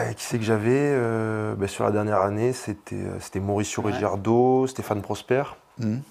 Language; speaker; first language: French; native; French